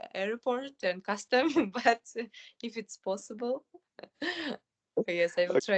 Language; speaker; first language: English; non-native, fluent; Kyrgyz